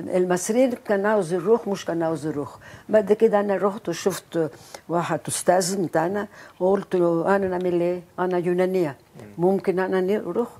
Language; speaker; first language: Arabic; non-native, local second language; Greek